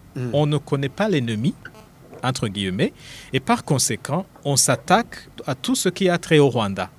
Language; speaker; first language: French; non-native, local second language; Rundi